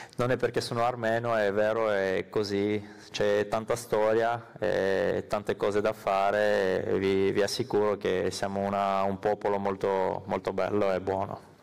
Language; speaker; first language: Italian; non-native, fluent; Armenian